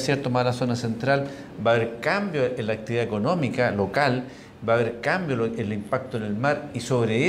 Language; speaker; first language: Spanish; native; Spanish